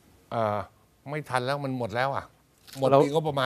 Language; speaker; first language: Thai; native; Thai